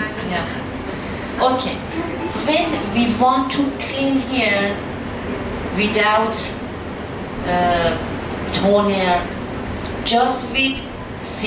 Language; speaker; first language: English; non-native, learner; Persian